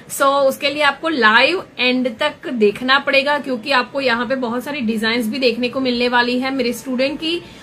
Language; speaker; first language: Hindi; non-native, local second language; Gujarati